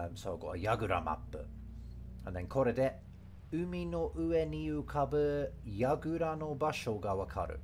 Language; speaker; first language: English; native; English